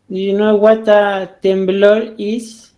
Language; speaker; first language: English; non-native, learner; Spanish